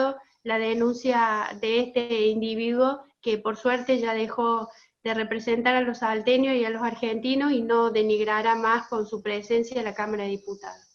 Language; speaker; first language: Spanish; native; Spanish